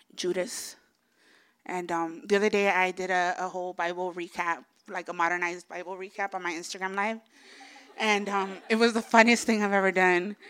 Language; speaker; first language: English; early bilingual, other home language; Spanish